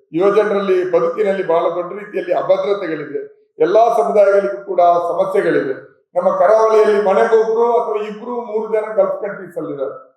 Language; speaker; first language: Kannada; non-native, local second language; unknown